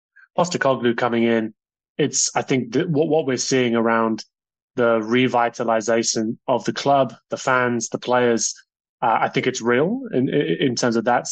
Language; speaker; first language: English; native; English